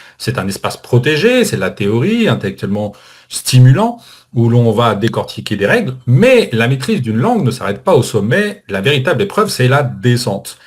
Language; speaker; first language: French; native; French